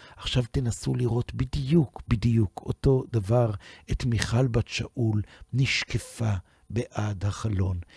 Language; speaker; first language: Hebrew; native; Hebrew